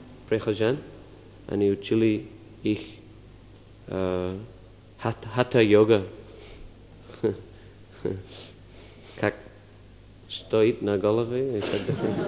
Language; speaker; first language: Russian; non-native, fluent; English